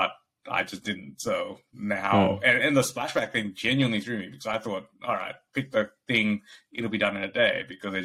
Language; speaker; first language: English; non-native, local second language; Bangla